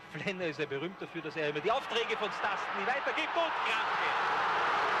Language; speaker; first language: German; native; German